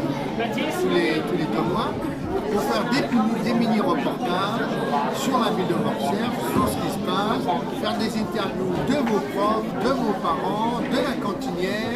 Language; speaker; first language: French; native; French